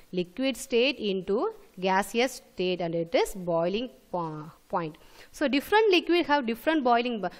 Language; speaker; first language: English; non-native, local second language; Tamil